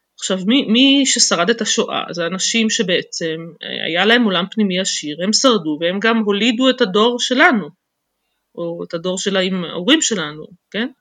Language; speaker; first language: Hebrew; native; Hebrew